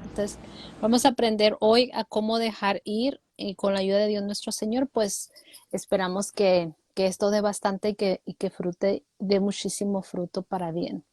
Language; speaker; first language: Spanish; native; Spanish